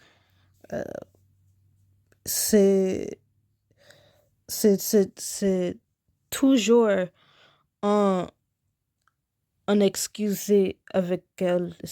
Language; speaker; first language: French; non-native, learner; English